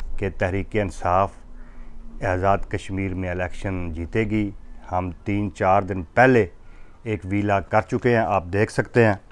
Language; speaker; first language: Urdu; non-native, local second language; Punjabi